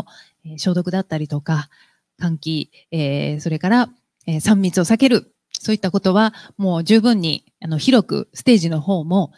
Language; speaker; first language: Japanese; native; Japanese